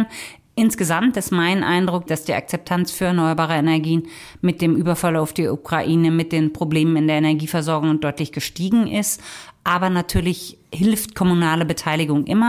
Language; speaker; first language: German; native; German